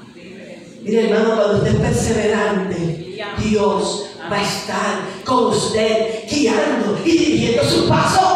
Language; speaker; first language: Spanish; native; Spanish